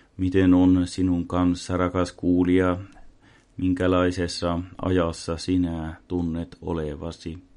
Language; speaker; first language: Finnish; non-native, local second language; Swedish